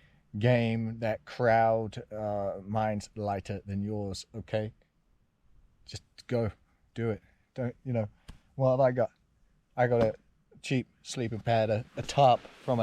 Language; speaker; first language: English; native; English